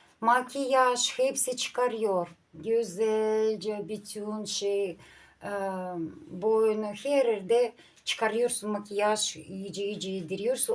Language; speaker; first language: Turkish; non-native, learner; Russian